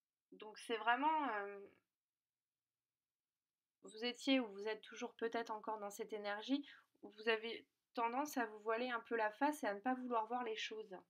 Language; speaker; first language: French; native; French